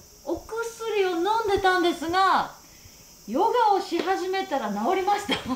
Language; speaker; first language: Japanese; native; Japanese